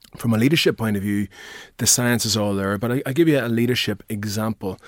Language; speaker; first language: English; native; English